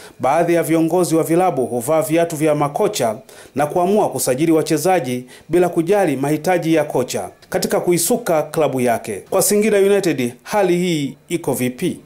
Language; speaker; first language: Swahili; native; Swahili